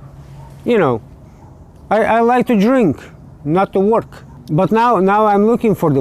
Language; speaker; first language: English; non-native, learner; Latvian